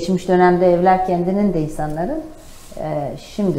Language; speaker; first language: Turkish; native; Turkish